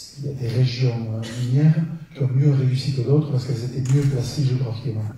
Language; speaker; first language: French; native; French